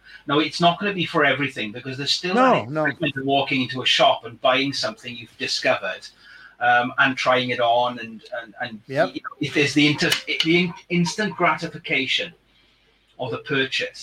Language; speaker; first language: English; native; English